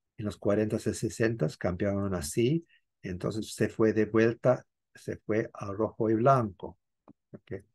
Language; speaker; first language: Spanish; non-native, fluent; English